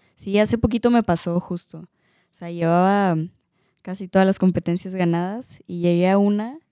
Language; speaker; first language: Spanish; native; Spanish